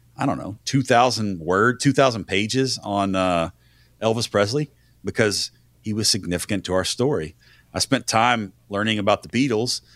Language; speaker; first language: English; native; English